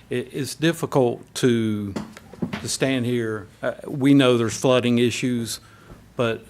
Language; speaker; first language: English; native; English